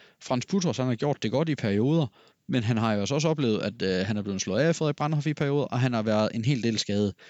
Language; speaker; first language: Danish; native; Danish